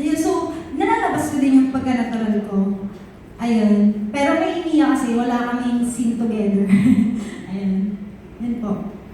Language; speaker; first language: Filipino; native; Filipino